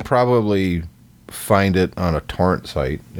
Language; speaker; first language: English; native; English